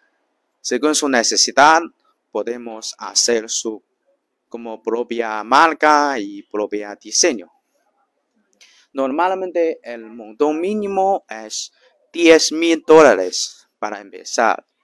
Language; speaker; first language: Spanish; non-native, learner; Chinese